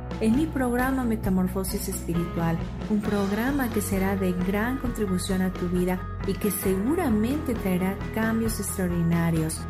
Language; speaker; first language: Spanish; native; Spanish